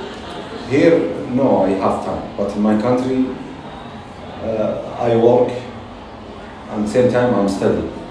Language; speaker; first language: English; non-native, learner; Arabic